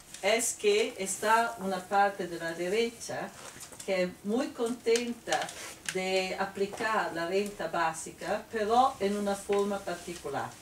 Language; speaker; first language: Spanish; non-native, fluent; Italian